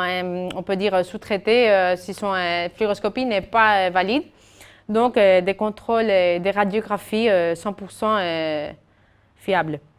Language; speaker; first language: French; non-native, fluent; Spanish